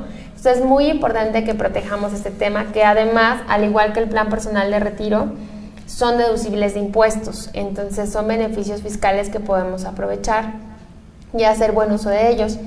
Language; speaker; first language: Spanish; native; Spanish